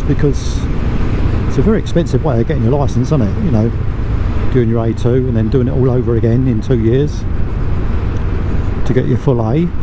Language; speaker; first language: English; native; English